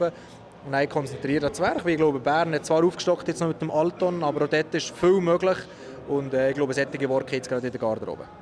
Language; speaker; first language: German; native; German